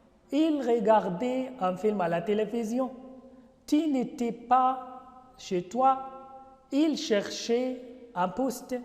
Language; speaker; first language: French; non-native, fluent; Arabic